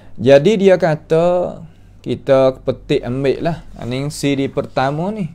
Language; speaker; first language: Malay; native; Malay